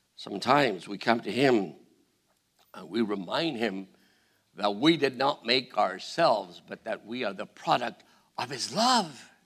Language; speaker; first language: English; non-native, fluent; Spanish